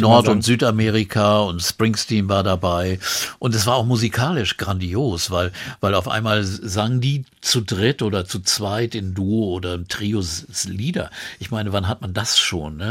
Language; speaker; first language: German; native; German